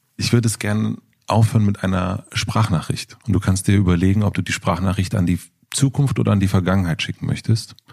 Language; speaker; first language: German; native; German